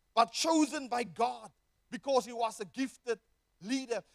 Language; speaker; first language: English; non-native, local second language; Afrikaans